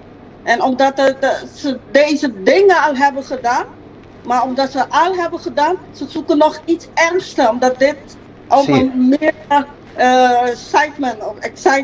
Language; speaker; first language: Dutch; non-native, local second language; Papiamento